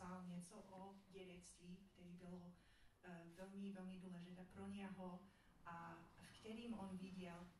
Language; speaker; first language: Czech; non-native, learner; English